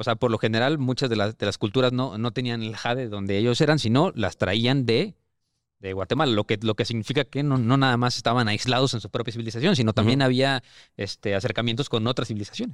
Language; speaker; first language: Spanish; native; Spanish